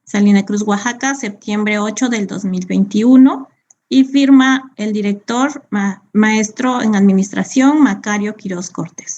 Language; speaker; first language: Spanish; native; Spanish